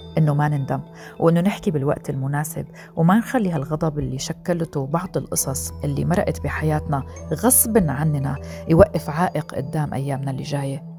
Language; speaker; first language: Arabic; native; Arabic